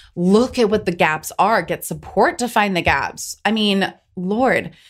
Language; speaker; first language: English; native; English